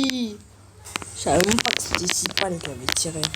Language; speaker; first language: French; native; French